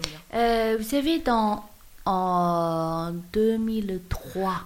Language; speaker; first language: French; non-native, learner; Chinese